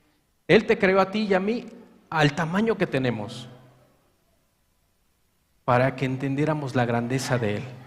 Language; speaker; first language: Spanish; native; Spanish